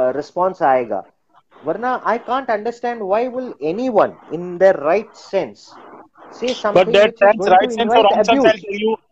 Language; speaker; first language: Hindi; non-native, local second language; Gujarati